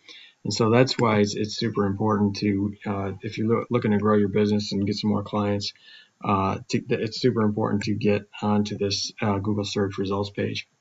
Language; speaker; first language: English; native; English